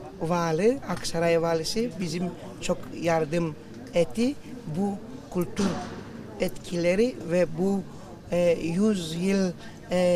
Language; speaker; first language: Turkish; non-native, learner; Greek